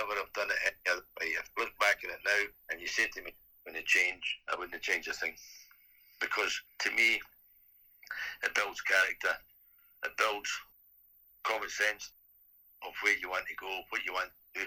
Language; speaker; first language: English; native; English